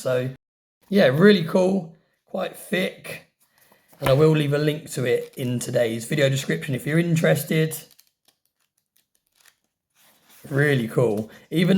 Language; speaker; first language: English; native; English